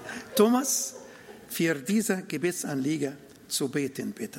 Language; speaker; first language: German; non-native, fluent; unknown